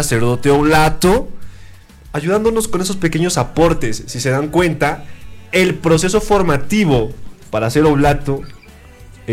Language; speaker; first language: Spanish; native; Spanish